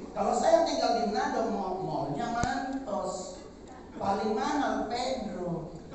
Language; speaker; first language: Indonesian; native; Indonesian